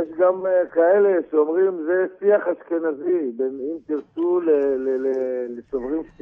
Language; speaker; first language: Hebrew; native; Hebrew